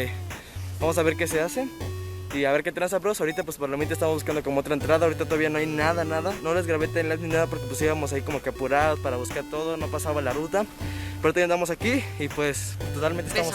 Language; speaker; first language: Spanish; native; Spanish